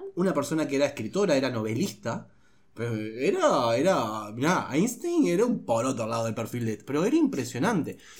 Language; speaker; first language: Spanish; native; Spanish